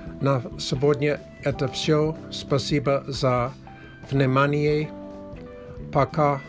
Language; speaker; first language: Russian; non-native, learner; English